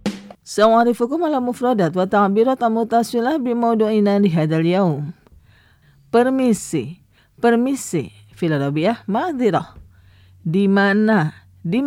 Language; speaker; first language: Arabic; non-native, fluent; Indonesian